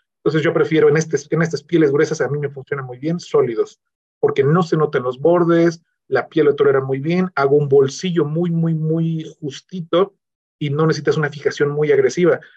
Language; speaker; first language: Spanish; native; Spanish